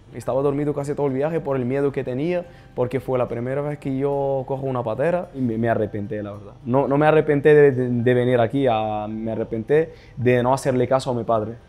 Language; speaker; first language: Spanish; non-native, fluent; Arabic